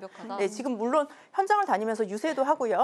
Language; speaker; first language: Korean; native; Korean